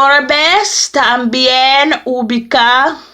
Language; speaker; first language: Spanish; non-native, learner; English